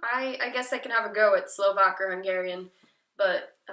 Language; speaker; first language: English; non-native, fluent; Dutch